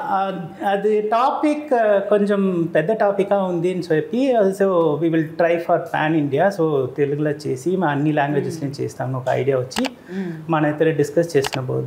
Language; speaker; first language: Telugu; non-native, learner; Tamil